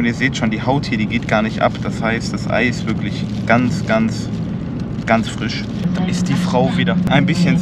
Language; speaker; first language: German; native; German